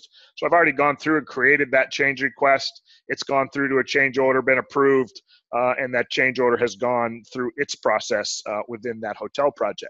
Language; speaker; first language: English; native; English